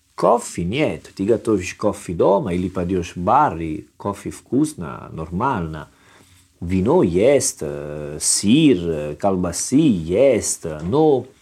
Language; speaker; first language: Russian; non-native, learner; Italian